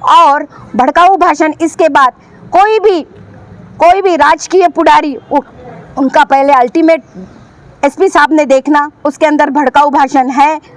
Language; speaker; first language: Hindi; native; Hindi